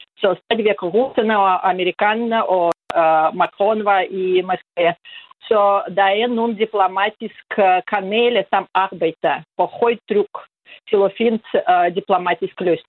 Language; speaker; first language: Danish; non-native, fluent; Russian